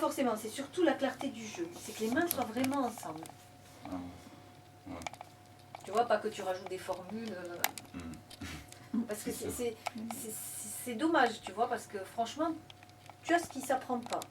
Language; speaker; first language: French; native; French